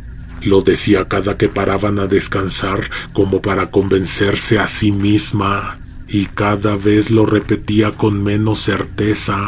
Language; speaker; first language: Spanish; native; Spanish